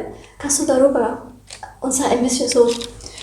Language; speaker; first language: German; non-native, learner; Arabic